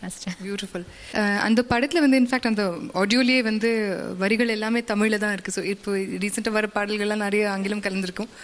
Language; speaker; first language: Tamil; native; Tamil